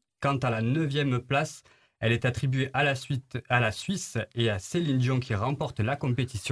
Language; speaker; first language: French; native; French